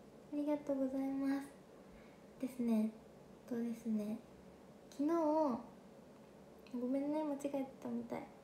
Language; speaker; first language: Japanese; native; Japanese